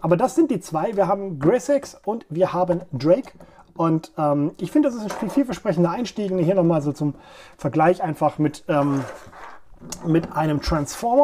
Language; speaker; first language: German; native; German